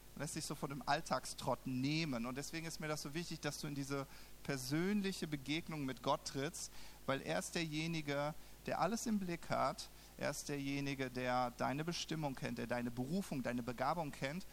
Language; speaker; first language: German; native; German